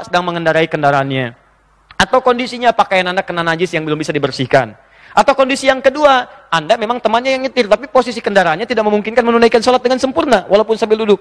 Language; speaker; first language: Indonesian; native; Indonesian